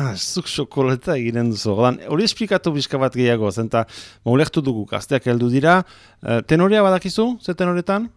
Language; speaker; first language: Basque; native; Basque